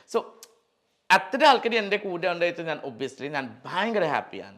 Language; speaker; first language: Malayalam; non-native, learner; Assamese